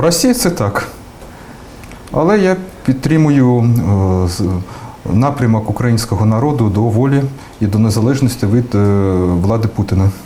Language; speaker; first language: Ukrainian; early bilingual, heritage; Russian